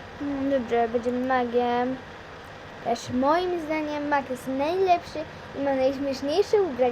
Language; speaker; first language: Polish; native; Polish